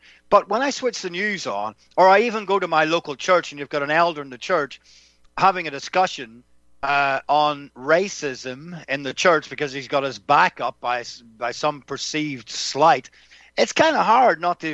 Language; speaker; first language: English; native; English